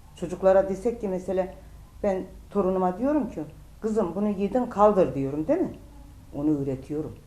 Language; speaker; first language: Turkish; native; Turkish